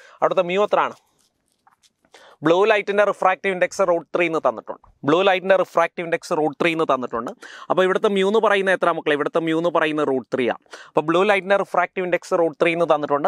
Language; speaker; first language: Malayalam; native; Malayalam